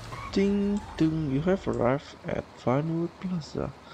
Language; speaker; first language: English; non-native, learner; Indonesian